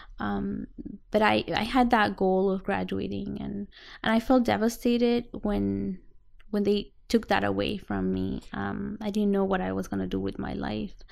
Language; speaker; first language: English; non-native, fluent; Spanish